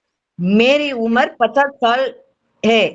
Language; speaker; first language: Hindi; non-native, learner; Tamil